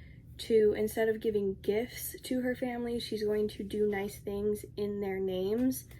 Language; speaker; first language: English; native; English